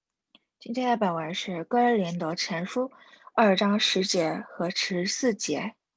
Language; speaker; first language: Chinese; non-native, fluent; Korean